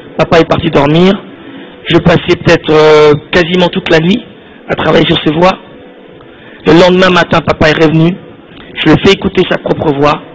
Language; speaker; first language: French; non-native, local second language; Lingala